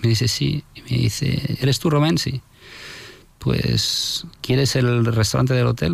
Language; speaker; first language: Spanish; non-native, fluent; French